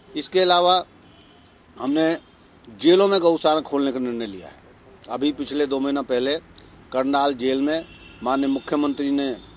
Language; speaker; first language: Hindi; native; Hindi